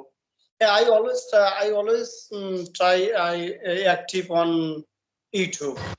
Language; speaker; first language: English; non-native, learner; Bangla